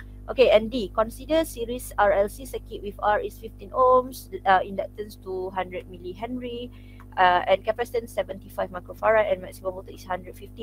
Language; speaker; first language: English; non-native, local second language; Malay